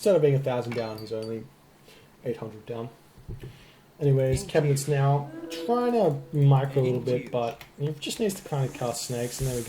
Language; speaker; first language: English; native; English